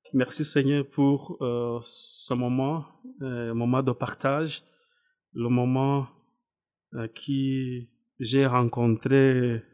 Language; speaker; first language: French; non-native, local second language; Kinyarwanda